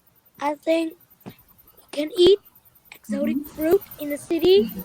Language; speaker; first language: English; non-native, learner; Vietnamese